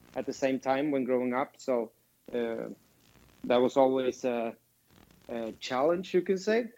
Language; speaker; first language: English; non-native, fluent; Swedish